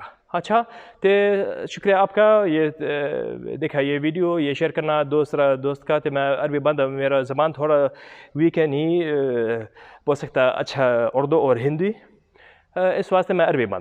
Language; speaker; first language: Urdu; non-native, learner; Arabic